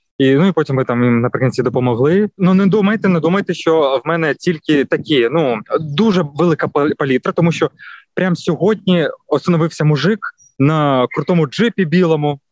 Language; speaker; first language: Ukrainian; non-native, local second language; Russian